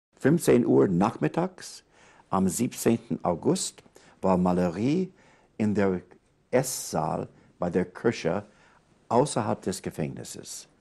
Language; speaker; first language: German; non-native, fluent; English